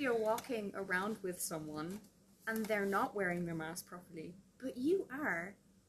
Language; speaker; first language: English; native; English